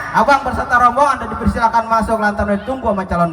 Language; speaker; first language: Indonesian; native; Indonesian